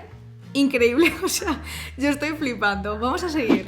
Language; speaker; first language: Spanish; native; Spanish